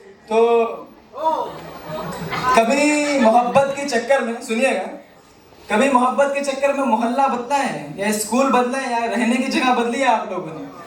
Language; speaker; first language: Hindi; native; Hindi